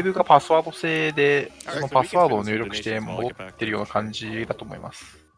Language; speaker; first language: Japanese; native; Japanese